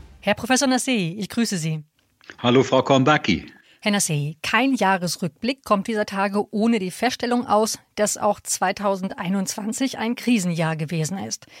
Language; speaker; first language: German; native; German